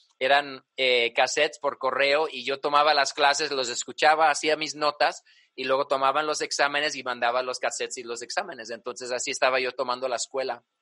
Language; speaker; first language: Spanish; early bilingual, other home language; English